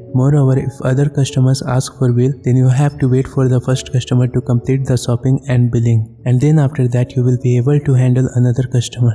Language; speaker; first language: English; non-native, local second language; Hindi